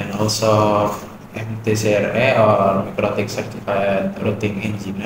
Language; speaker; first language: English; non-native, learner; Indonesian